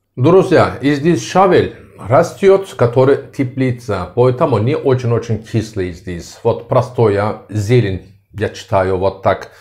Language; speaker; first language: Russian; non-native, learner; Turkish